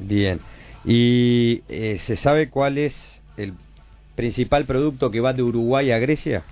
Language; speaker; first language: Spanish; native; Spanish